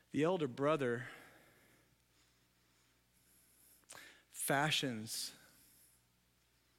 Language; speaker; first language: English; native; English